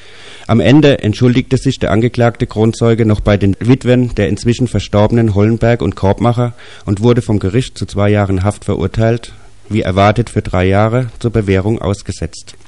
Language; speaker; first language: German; native; German